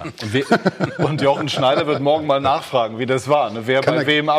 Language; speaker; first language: German; native; German